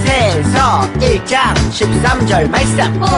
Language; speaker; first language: Korean; native; Korean